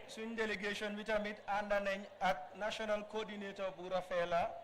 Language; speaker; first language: Wolof; native; Wolof